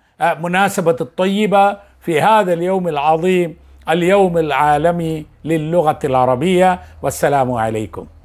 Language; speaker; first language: Arabic; non-native, fluent; Malayalam